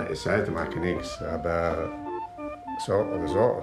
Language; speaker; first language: German; non-native, learner; Italian